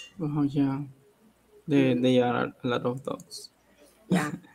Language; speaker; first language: English; non-native, learner; Spanish